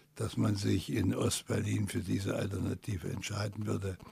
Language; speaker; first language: German; native; German